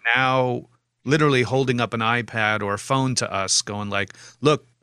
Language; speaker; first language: English; native; English